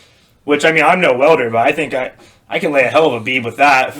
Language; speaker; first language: English; native; English